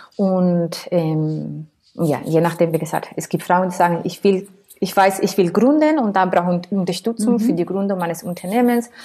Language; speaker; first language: German; non-native, fluent; Spanish